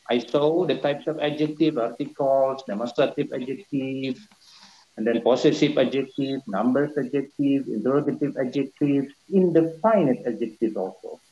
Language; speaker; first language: English; non-native, fluent; Indonesian